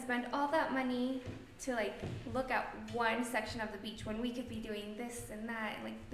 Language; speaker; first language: English; non-native, fluent; Spanish